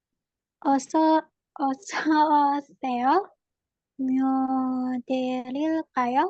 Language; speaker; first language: Korean; non-native, learner; Indonesian